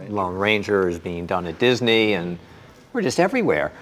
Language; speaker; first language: English; native; English